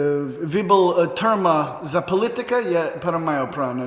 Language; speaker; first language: Russian; non-native, learner; English